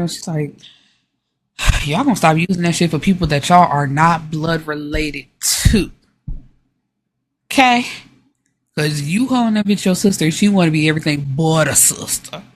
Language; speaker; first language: English; native; English